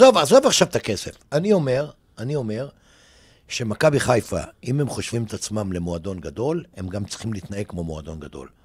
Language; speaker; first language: Hebrew; native; Hebrew